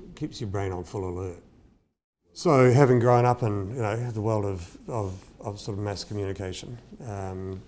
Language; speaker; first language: English; native; English